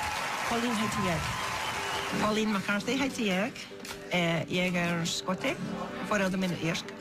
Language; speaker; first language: Icelandic; non-native, learner; English